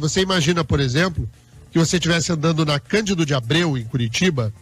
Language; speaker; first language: Portuguese; native; Portuguese